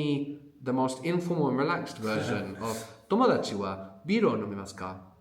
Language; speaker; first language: Japanese; non-native, fluent; English